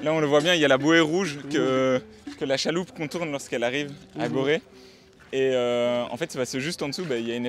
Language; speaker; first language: French; native; French